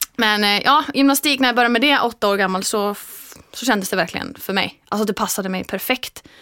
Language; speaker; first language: Swedish; non-native, fluent; Icelandic